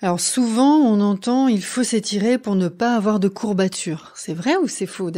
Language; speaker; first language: French; native; French